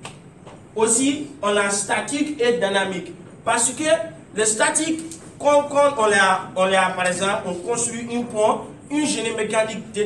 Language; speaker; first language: French; non-native, learner; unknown